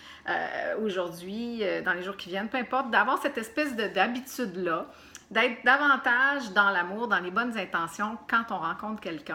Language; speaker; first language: French; native; French